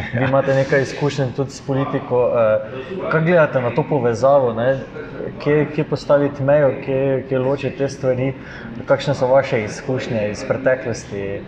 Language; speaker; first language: Slovenian; native; Slovenian